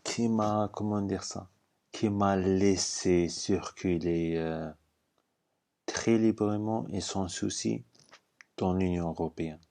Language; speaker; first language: French; non-native, fluent; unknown